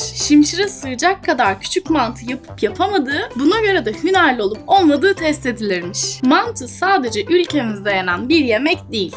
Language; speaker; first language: Turkish; non-native, fluent; Russian